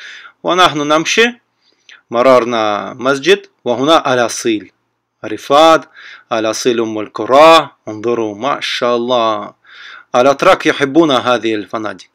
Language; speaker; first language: Arabic; non-native, learner; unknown